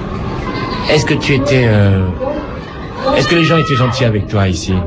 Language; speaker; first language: French; native; French